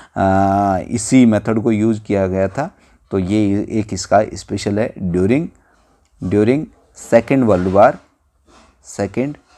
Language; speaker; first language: Hindi; native; Hindi